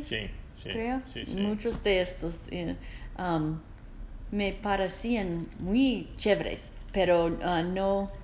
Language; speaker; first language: Spanish; non-native, learner; English